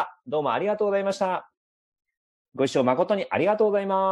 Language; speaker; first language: Japanese; native; Japanese